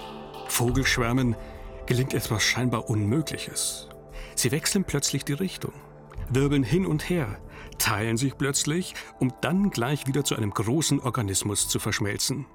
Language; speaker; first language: German; native; German